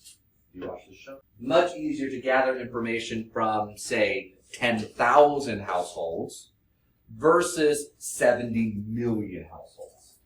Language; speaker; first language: English; native; English